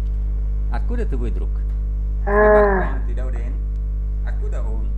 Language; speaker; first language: Russian; non-native, fluent; Vietnamese